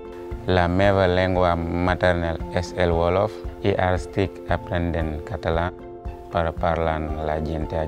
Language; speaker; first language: Catalan; non-native, learner; Wolof